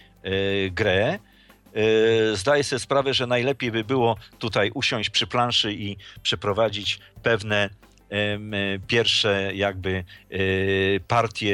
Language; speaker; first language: Polish; native; Polish